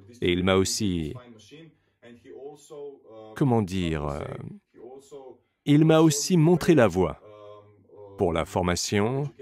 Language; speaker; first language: French; non-native, fluent; Slovenian